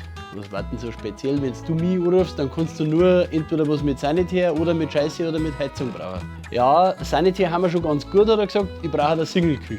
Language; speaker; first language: German; native; German